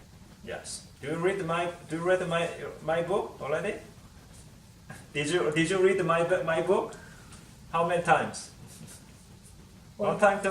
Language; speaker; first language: English; non-native, learner; Korean